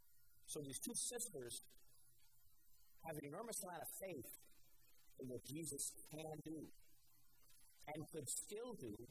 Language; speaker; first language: English; native; English